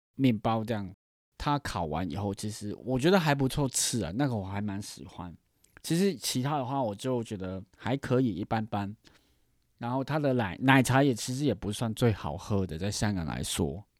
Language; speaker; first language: Chinese; non-native, fluent; Cantonese